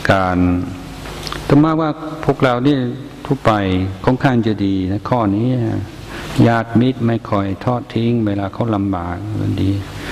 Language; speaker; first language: Thai; non-native, fluent; English